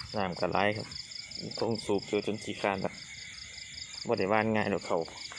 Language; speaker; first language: Thai; native; Thai